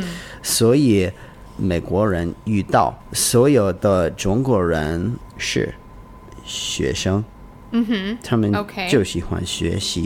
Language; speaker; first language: Chinese; non-native, learner; English